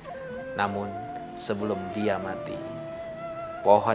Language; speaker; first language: Indonesian; native; Indonesian